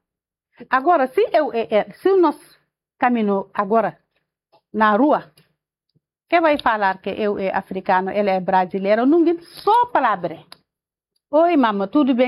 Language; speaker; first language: Portuguese; non-native, learner; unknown